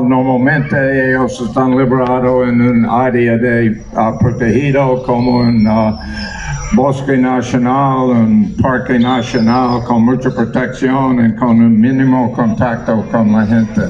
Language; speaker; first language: Spanish; non-native, learner; English